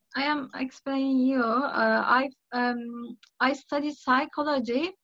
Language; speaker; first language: English; non-native, learner; Turkish